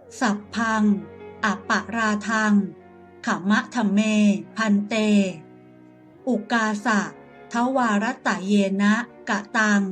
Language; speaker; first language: Thai; native; Thai